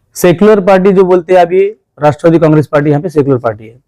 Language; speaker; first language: Hindi; non-native, local second language; Marathi